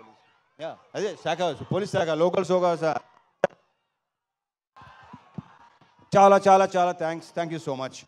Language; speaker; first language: Telugu; native; Telugu